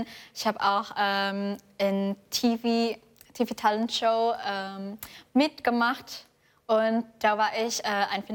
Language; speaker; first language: German; non-native, fluent; Indonesian